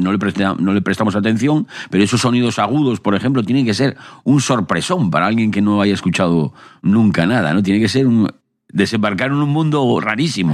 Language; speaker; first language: Spanish; native; Spanish